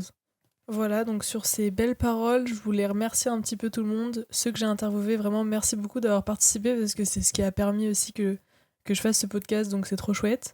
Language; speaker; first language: French; native; French